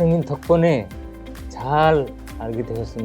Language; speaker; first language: Korean; non-native, fluent; Bangla